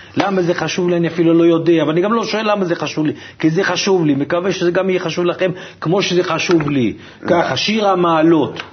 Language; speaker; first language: Hebrew; native; Hebrew